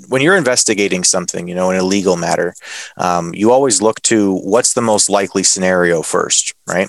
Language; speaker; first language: English; native; English